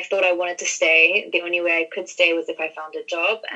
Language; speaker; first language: English; native; English